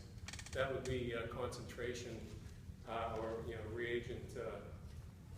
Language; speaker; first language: English; native; English